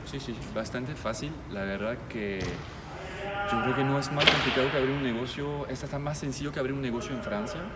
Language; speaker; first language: Spanish; non-native, fluent; French